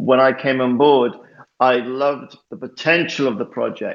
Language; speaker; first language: English; native; English